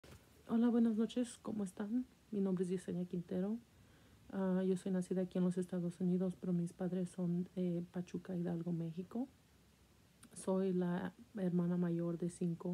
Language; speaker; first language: Spanish; early bilingual, heritage; Spanish